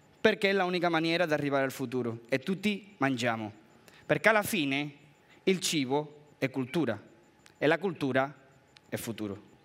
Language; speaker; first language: Italian; non-native, fluent; Spanish